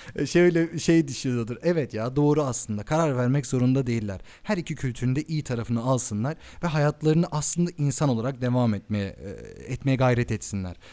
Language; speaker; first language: Turkish; early bilingual, heritage; Turkish